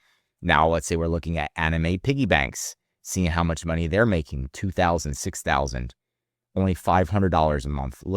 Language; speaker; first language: English; native; English